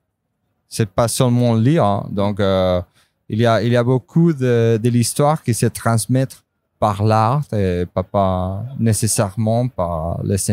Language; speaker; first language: French; non-native, fluent; Spanish